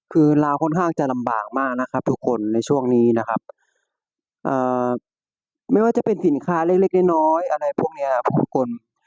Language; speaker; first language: Thai; native; Thai